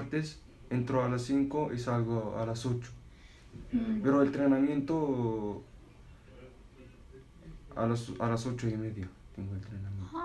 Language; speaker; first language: Spanish; non-native, learner; Arabic